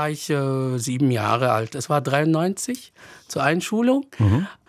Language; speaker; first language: German; non-native, fluent; Arabic